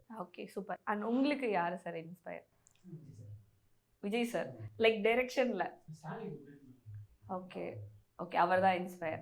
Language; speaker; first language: Tamil; native; Tamil